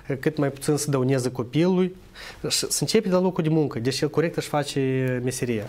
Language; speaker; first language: Romanian; native; Romanian